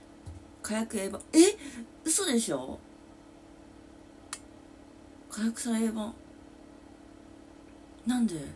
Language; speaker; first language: Japanese; native; Japanese